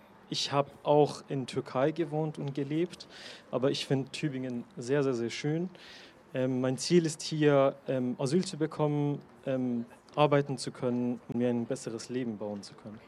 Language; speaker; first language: German; non-native, learner; Persian